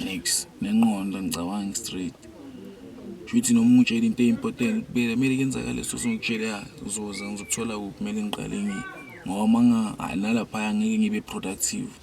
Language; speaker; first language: Zulu; native; Zulu